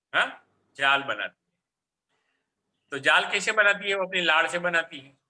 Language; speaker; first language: Hindi; non-native, local second language; Gujarati